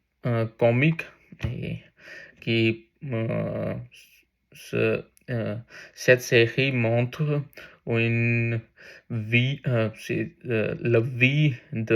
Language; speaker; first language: French; non-native, learner; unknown